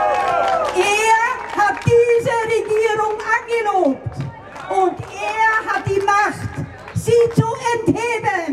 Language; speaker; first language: German; native; German